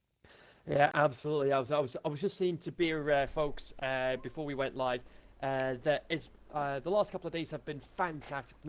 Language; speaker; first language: English; native; English